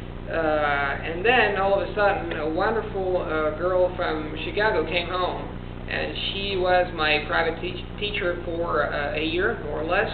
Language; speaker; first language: English; non-native, fluent; Italian